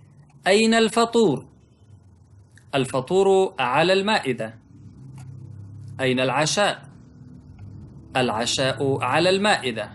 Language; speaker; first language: Arabic; non-native, fluent; Pashto